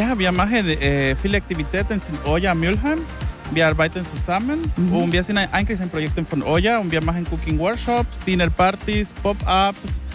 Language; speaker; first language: German; non-native, learner; Spanish